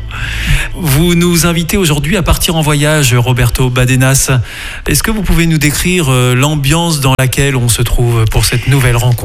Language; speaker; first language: French; native; French